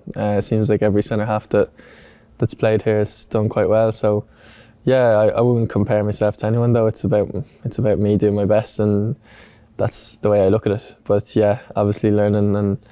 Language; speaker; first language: English; native; English